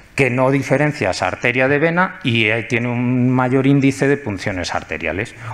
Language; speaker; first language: Spanish; native; Spanish